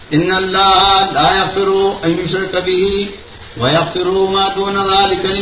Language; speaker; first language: Urdu; non-native, local second language; Pashto